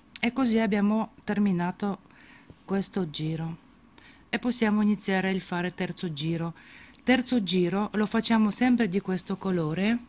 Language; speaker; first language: Italian; non-native, fluent; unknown